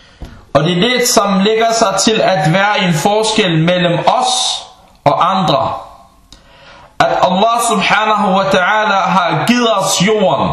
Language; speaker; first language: Danish; early bilingual, other home language; Arabic